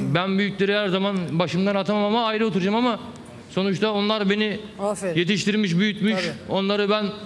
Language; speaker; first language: Turkish; native; Turkish